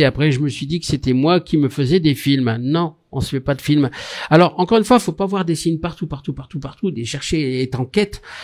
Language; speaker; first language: French; native; French